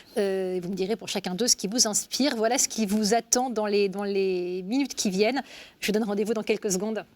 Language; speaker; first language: French; native; French